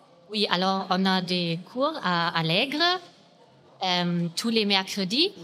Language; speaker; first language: French; non-native, fluent; German